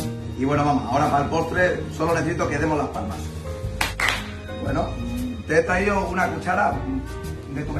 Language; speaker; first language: Spanish; native; Spanish